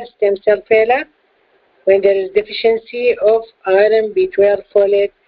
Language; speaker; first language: English; non-native, fluent; Arabic